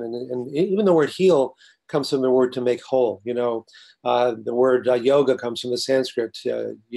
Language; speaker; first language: English; native; English